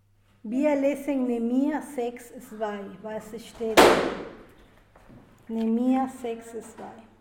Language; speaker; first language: German; non-native, fluent; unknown